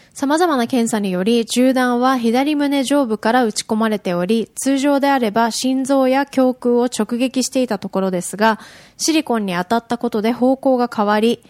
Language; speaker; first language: Japanese; native; Japanese